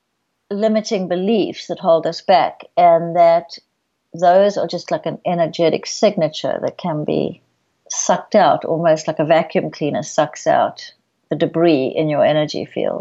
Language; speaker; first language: English; native; English